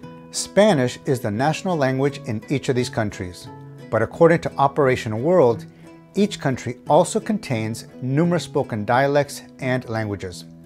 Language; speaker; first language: English; early bilingual, other home language; Spanish